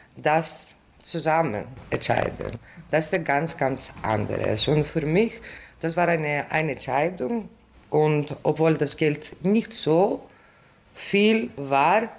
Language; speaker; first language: German; non-native, fluent; Greek